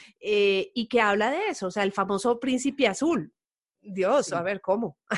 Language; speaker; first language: Spanish; native; Spanish